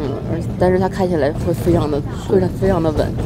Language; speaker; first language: Chinese; native; Chinese